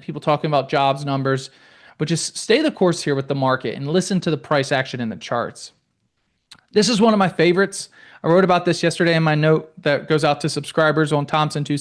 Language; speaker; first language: English; native; English